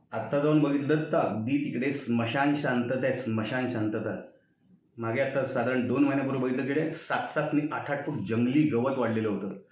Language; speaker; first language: Marathi; native; Marathi